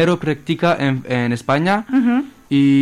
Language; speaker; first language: Spanish; non-native, learner; French